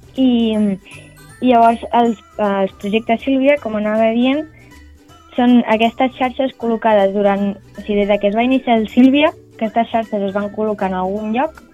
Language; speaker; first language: Catalan; native; Catalan